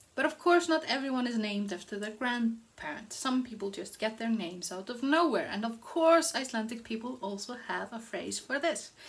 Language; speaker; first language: English; non-native, fluent; Icelandic